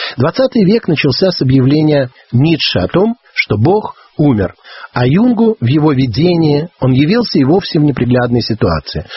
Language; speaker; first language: Russian; native; Russian